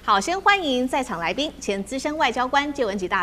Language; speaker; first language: Chinese; native; Chinese